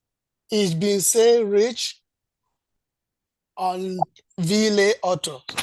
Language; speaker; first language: German; non-native, learner; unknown